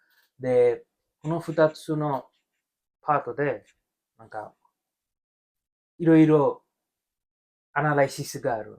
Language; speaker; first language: Japanese; non-native, learner; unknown